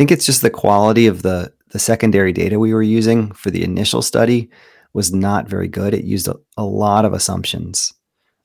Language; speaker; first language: English; native; English